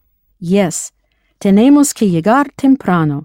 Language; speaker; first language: Spanish; non-native, fluent; English